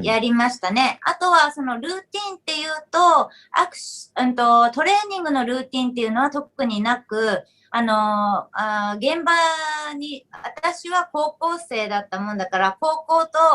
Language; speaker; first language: Japanese; native; Japanese